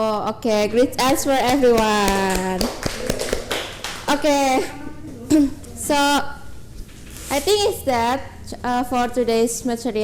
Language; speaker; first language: English; non-native, learner; Indonesian